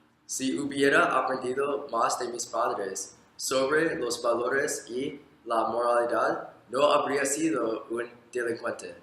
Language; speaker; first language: Spanish; non-native, learner; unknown